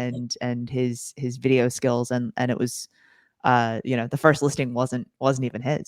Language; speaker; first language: English; native; English